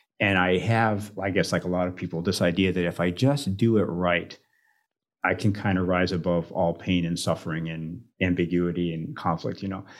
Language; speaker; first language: English; native; English